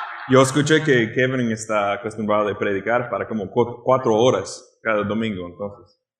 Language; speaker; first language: Spanish; non-native, learner; English